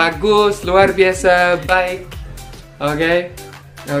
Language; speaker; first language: Indonesian; non-native, learner; English